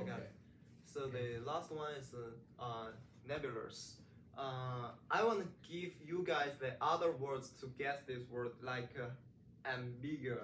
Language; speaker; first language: English; non-native, learner; Chinese